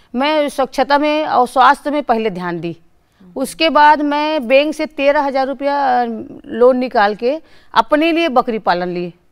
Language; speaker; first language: Hindi; native; Hindi